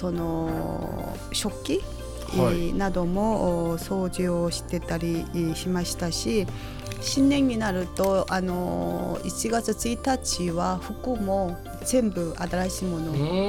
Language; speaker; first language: Japanese; non-native, fluent; Korean